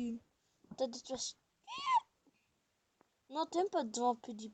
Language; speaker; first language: French; native; French